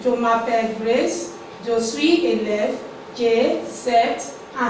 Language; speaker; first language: French; non-native, fluent; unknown